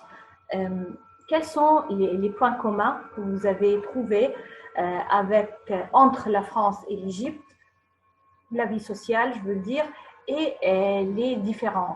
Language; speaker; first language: French; non-native, fluent; Arabic